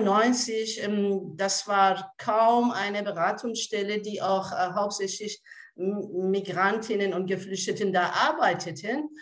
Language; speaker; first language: German; non-native, fluent; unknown